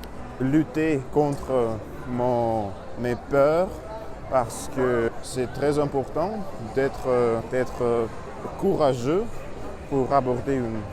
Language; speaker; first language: French; non-native, learner; Russian